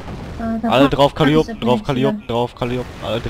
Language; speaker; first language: German; native; German